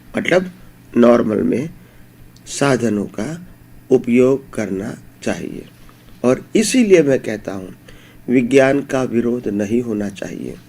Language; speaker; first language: Hindi; native; Hindi